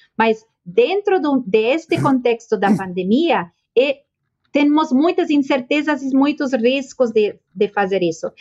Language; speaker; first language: Portuguese; non-native, fluent; Spanish